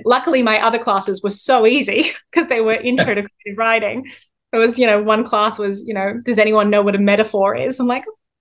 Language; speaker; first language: English; native; English